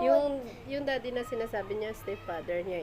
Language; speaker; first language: Filipino; native; Filipino